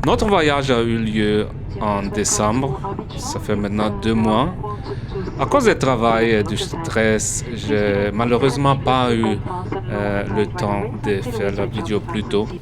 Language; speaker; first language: French; early bilingual, heritage; French